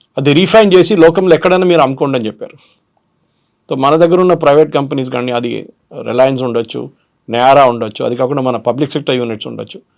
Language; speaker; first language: Telugu; non-native, local second language; Malayalam